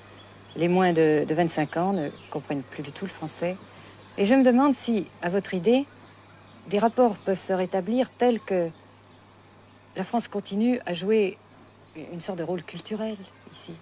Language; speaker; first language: French; native; French